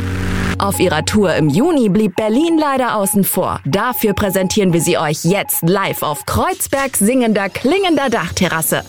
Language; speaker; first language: German; native; German